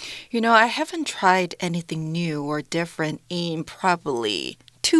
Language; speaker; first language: English; non-native, fluent; Chinese